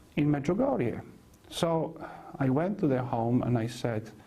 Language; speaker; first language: English; non-native, fluent; Polish